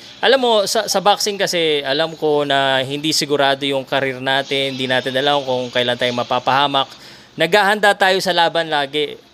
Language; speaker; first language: Filipino; native; Filipino